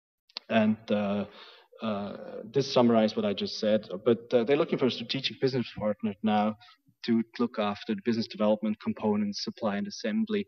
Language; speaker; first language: English; non-native, fluent; German